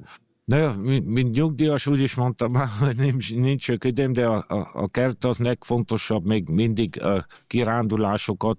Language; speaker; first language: Hungarian; early bilingual, heritage; Hungarian